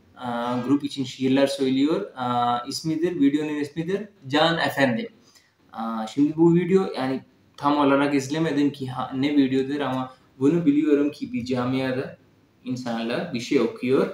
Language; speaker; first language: Turkish; non-native, learner; Urdu